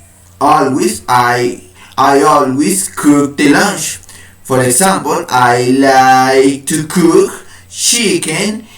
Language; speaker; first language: English; non-native, learner; Spanish